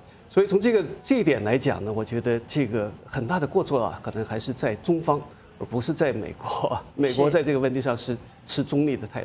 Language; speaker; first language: Chinese; native; Chinese